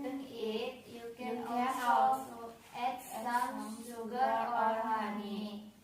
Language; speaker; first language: English; non-native, learner; Indonesian